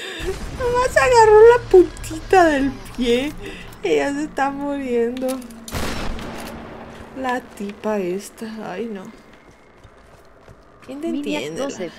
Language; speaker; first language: Spanish; native; Spanish